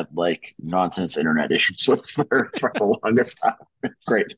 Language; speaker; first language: English; native; English